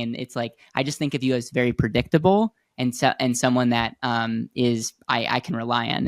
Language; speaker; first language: English; native; English